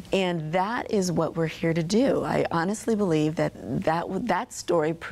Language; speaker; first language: English; native; English